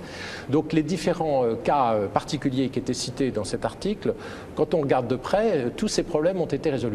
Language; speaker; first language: French; native; French